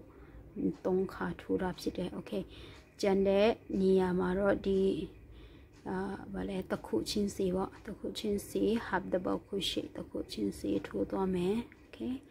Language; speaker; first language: Burmese; non-native, local second language; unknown